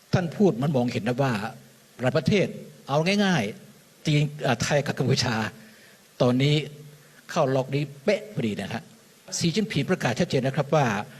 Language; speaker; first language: Thai; native; Thai